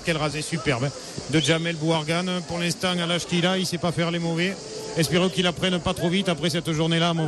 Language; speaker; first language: French; native; French